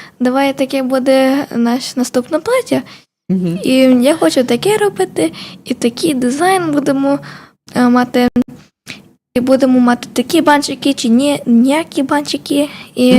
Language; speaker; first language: Ukrainian; early bilingual, heritage; Ukrainian